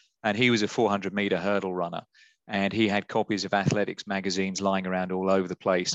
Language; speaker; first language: English; native; English